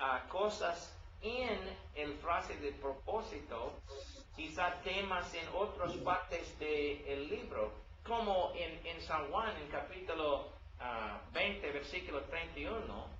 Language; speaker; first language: Spanish; non-native, learner; English